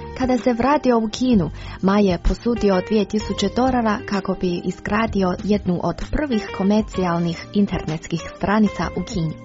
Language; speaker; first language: Croatian; non-native, fluent; Chinese